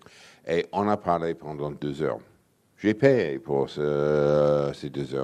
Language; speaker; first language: French; non-native, fluent; English